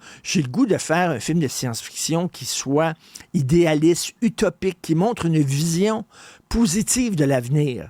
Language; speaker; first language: French; native; French